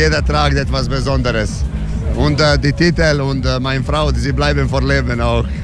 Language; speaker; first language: German; non-native, fluent; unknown